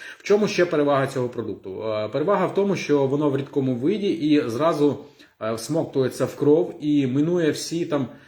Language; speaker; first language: Ukrainian; non-native, local second language; Russian